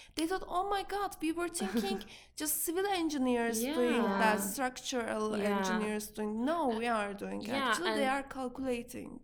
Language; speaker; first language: English; non-native, learner; Turkish